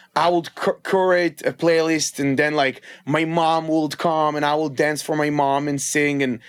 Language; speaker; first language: English; non-native, fluent; Hebrew